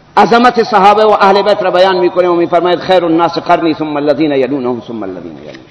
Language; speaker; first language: Persian; non-native, local second language; Baluchi